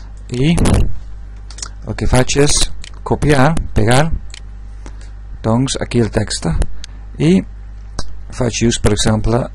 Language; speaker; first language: Catalan; non-native, local second language; Spanish